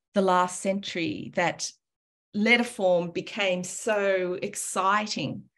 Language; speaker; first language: English; native; English